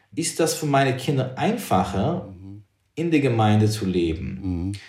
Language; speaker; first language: German; non-native, fluent; English